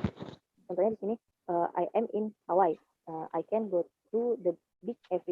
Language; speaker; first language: English; non-native, learner; Indonesian